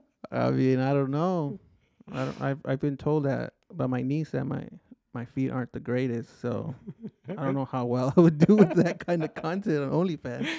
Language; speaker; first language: English; early bilingual, other home language; Spanish